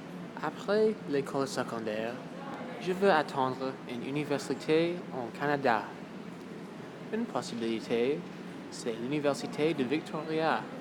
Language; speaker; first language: French; non-native, local second language; English